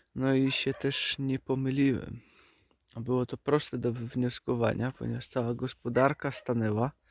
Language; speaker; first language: Polish; native; Polish